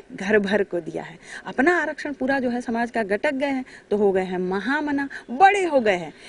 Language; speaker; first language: Hindi; native; Hindi